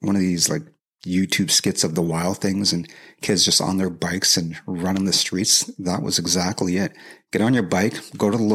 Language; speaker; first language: English; native; English